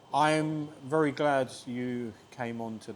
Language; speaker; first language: English; native; English